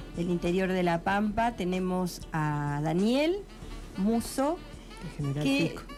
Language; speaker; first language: Spanish; native; Spanish